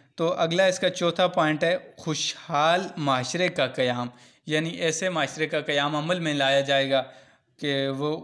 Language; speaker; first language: Urdu; non-native, local second language; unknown